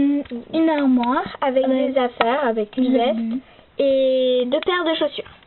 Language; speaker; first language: French; native; French